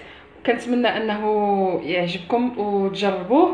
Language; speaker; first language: Arabic; native; Arabic